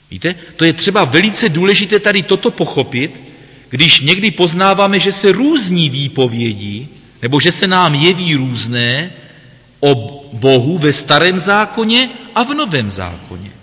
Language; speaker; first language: Czech; native; Czech